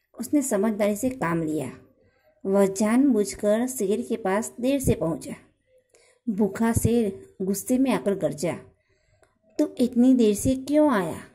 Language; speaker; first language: Hindi; non-native, local second language; Gujarati